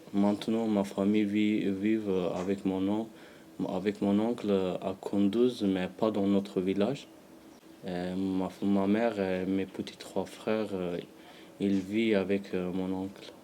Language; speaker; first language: French; non-native, learner; Pashto